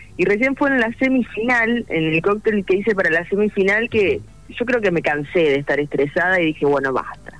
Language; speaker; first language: Spanish; native; Spanish